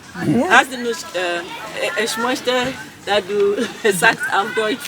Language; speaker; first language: German; non-native, learner; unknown